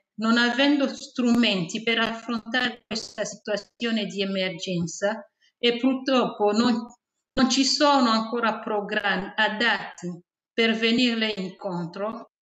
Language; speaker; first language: Italian; non-native, fluent; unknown